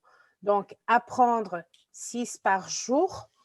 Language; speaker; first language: French; non-native, fluent; Portuguese